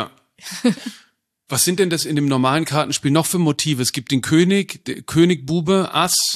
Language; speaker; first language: German; native; German